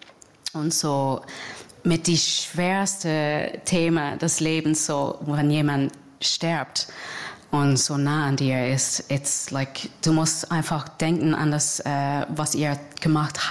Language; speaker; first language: German; non-native, learner; English